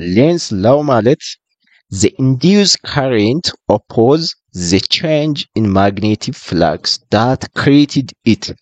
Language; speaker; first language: English; non-native, local second language; Amharic